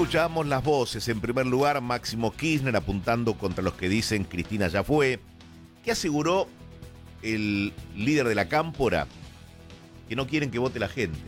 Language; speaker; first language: Spanish; native; Spanish